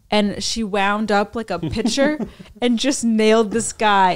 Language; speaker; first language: English; native; English